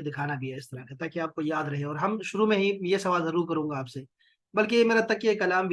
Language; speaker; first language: Urdu; native; Urdu